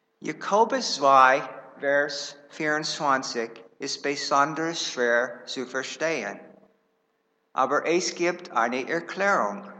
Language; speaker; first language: German; non-native, fluent; English